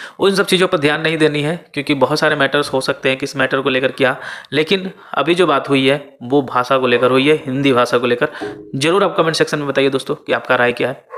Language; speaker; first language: Hindi; native; Hindi